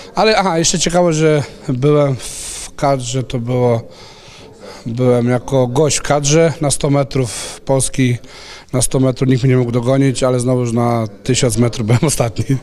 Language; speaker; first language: Polish; non-native, fluent; Serbian